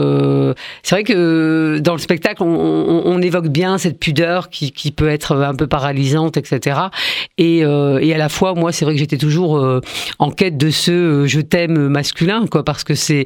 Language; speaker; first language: French; early bilingual, other home language; Arabic